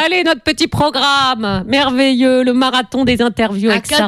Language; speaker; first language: French; native; French